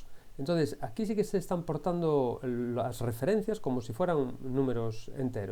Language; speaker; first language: Spanish; native; Spanish